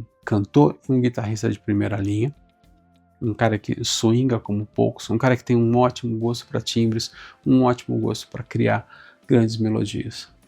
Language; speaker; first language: Portuguese; native; Portuguese